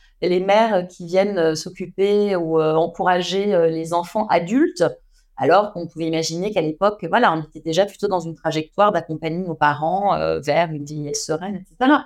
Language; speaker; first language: French; native; French